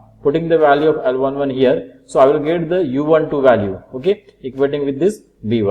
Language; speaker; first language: English; non-native, local second language; Hindi